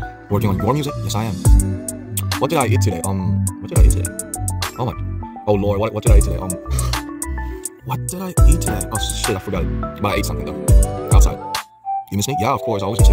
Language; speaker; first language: English; non-native, fluent; Korean